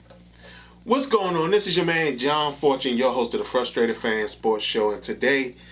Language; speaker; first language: English; native; English